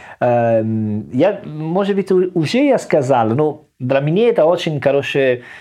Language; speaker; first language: Russian; non-native, learner; Italian